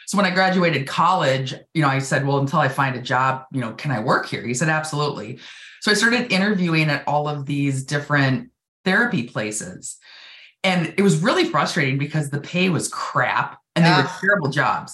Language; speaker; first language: English; native; English